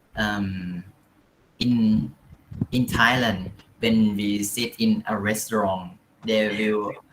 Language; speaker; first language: English; non-native, fluent; Thai